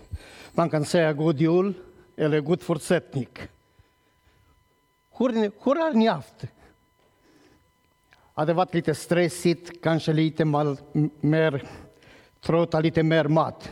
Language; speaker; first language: Swedish; non-native, learner; Romanian